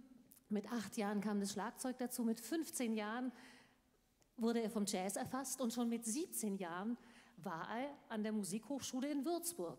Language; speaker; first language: German; native; German